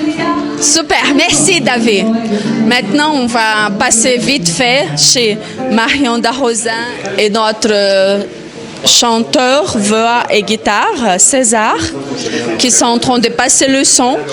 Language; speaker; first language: French; non-native, fluent; Portuguese